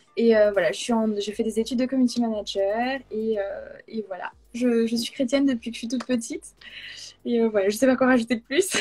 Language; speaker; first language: French; native; French